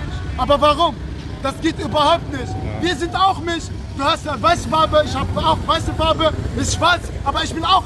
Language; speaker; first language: German; non-native, learner; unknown